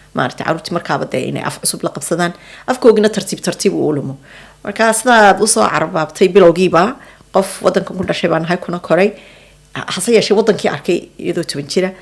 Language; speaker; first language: Somali; early bilingual, heritage; Somali